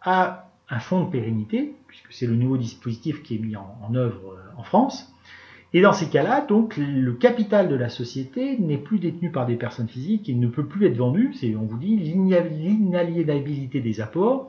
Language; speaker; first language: French; native; French